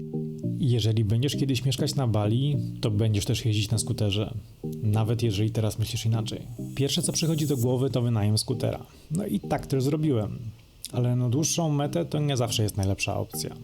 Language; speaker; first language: Polish; native; Polish